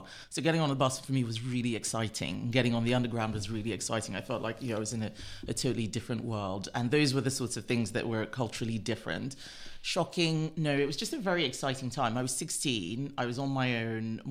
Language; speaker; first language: English; non-native, local second language; Yoruba